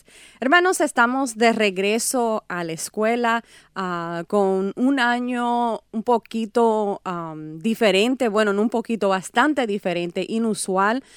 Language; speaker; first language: Spanish; native; Spanish